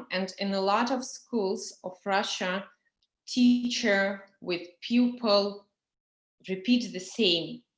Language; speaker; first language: English; non-native, learner; Russian